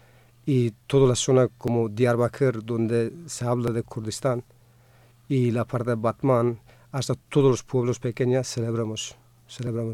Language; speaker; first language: Spanish; non-native, fluent; Kurdish